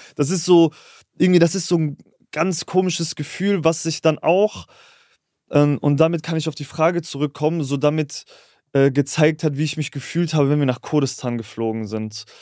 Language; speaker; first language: German; early bilingual, other home language; Kurdish